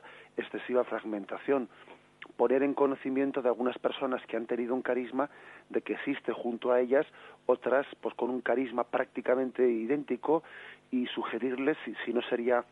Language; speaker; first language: Spanish; native; Spanish